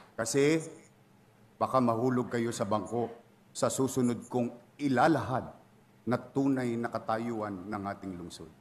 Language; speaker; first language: Filipino; native; Filipino